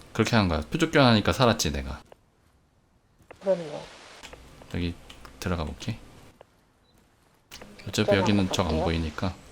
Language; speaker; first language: Korean; native; Korean